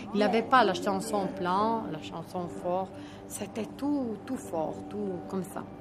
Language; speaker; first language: French; non-native, fluent; Italian